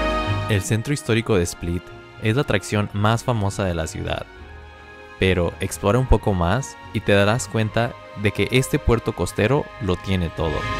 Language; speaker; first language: Spanish; native; Spanish